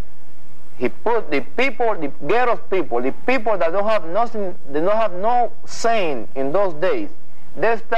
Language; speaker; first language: English; non-native, fluent; Spanish